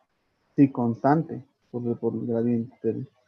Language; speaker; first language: Spanish; native; Spanish